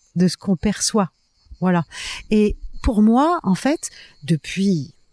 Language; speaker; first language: French; native; French